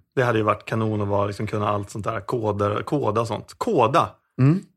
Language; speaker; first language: Swedish; native; Swedish